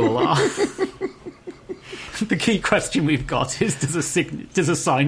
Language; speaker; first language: English; native; English